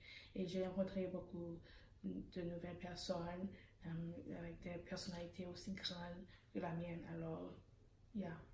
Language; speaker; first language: French; early bilingual, heritage; Haitian Creole